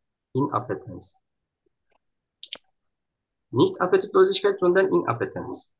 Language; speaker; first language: German; non-native, learner; Turkish